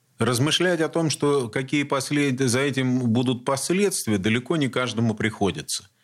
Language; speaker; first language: Russian; native; Russian